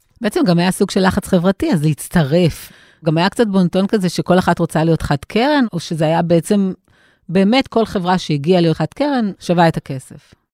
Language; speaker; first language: Hebrew; native; Hebrew